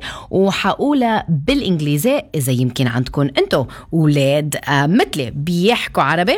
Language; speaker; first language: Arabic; early bilingual, heritage; Arabic